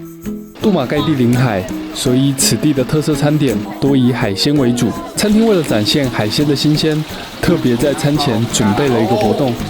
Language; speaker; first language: Chinese; native; Chinese